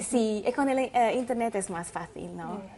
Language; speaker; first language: Spanish; non-native, learner; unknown